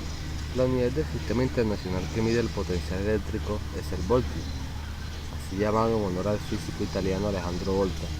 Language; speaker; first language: Spanish; native; Spanish